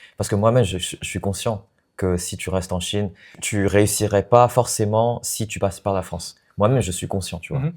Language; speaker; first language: French; non-native, fluent; Chinese